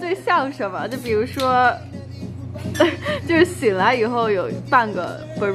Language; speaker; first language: Chinese; native; Chinese